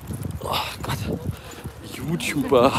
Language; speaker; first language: German; native; German